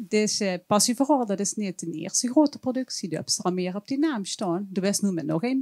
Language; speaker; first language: Dutch; native; Dutch